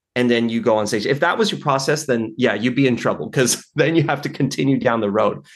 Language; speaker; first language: English; native; English